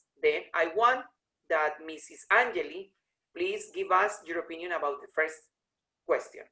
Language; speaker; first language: English; non-native, learner; Spanish